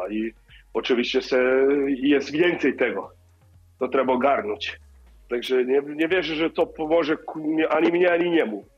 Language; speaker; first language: Polish; non-native, learner; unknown